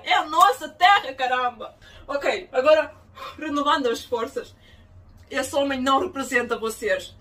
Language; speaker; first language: Portuguese; non-native, fluent; Ukrainian